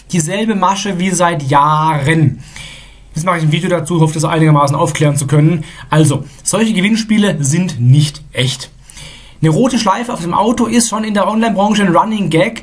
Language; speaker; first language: German; native; German